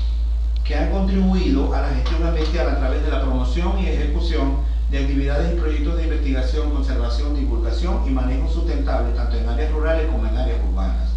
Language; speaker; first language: Spanish; native; Spanish